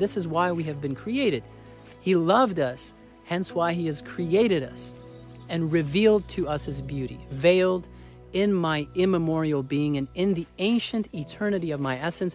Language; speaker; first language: English; native; English